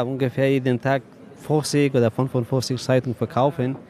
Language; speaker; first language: German; non-native, learner; Persian